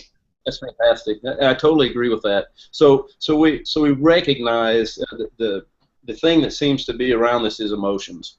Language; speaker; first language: English; native; English